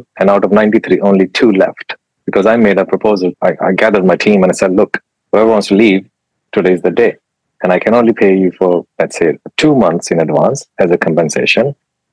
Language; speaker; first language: English; non-native, local second language; Urdu